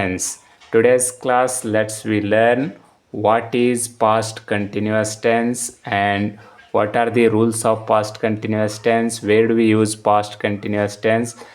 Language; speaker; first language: English; non-native, local second language; Kannada